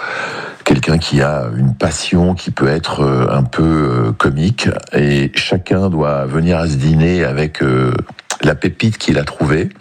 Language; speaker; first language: French; native; French